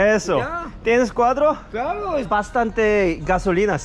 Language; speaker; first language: Spanish; non-native, learner; Korean